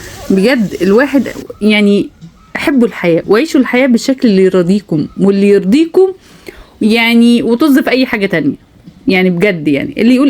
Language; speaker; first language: Arabic; native; Arabic